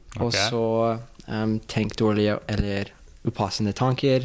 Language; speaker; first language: Norwegian; non-native, fluent; English